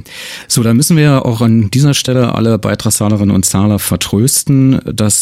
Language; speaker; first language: German; native; German